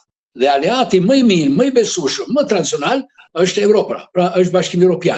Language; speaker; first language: Albanian; native; Albanian